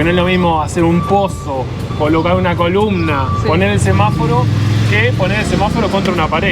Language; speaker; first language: Spanish; native; Spanish